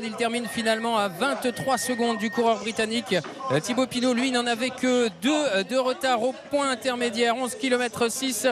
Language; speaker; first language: French; native; French